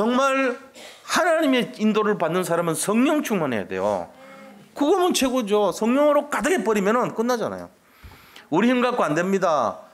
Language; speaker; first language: Korean; native; Korean